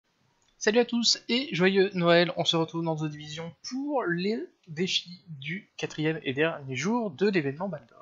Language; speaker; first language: French; native; French